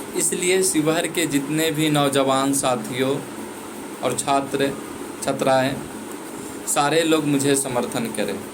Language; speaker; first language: Hindi; native; Hindi